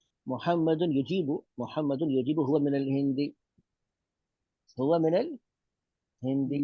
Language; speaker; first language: Arabic; non-native, fluent; Urdu